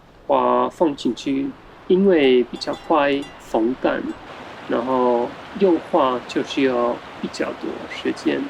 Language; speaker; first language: Chinese; non-native, fluent; German